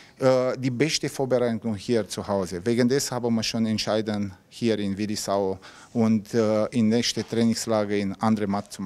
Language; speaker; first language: German; non-native, learner; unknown